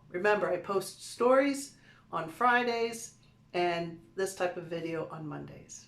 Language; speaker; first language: English; native; English